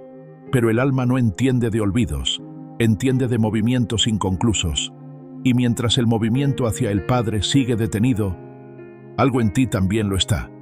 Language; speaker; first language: Spanish; native; Spanish